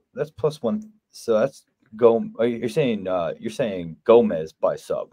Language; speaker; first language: English; native; English